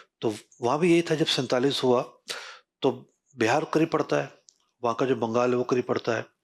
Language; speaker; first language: Urdu; non-native, local second language; Sindhi